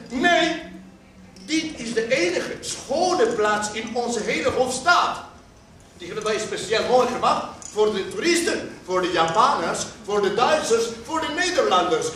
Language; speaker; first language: Dutch; non-native, fluent; Spanish